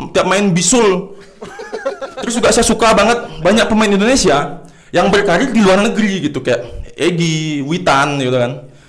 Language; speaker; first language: Indonesian; native; Indonesian